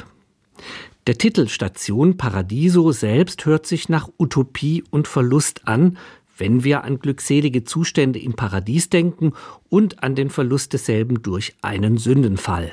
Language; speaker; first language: German; native; German